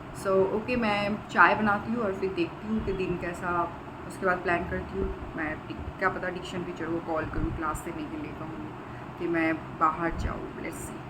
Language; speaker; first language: Hindi; non-native, local second language; Bangla